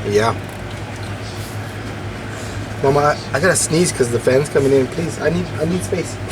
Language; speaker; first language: English; native; English